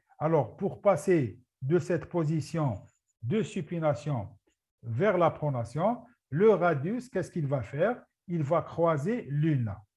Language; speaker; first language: French; non-native, local second language; Arabic